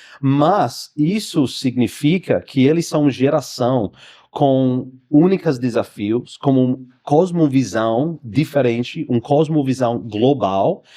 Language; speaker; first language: Portuguese; non-native, fluent; English